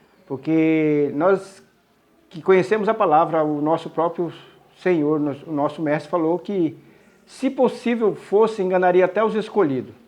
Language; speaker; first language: Portuguese; native; Portuguese